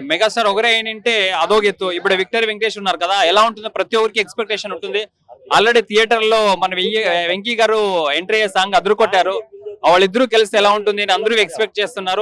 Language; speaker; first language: Telugu; native; Telugu